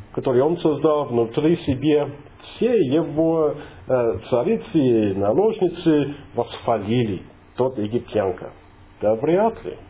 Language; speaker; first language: Russian; non-native, fluent; English